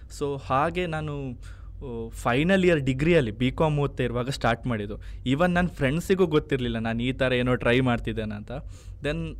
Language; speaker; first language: Kannada; native; Kannada